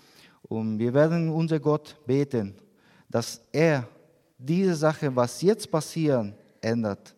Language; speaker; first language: German; non-native, learner; Spanish